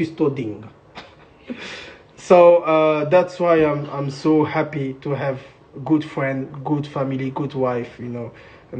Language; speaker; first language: English; non-native, learner; French